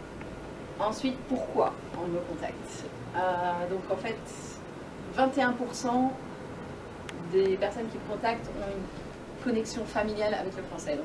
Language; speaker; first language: French; native; French